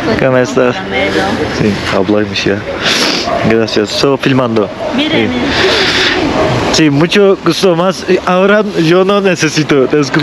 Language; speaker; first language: Spanish; non-native, learner; Turkish